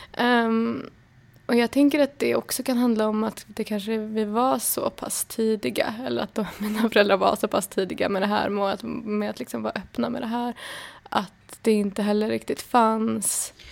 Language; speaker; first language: Swedish; native; Swedish